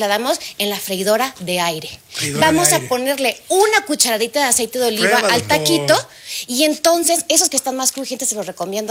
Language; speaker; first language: Spanish; native; Spanish